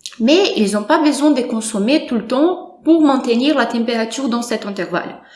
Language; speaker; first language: French; non-native, fluent; Portuguese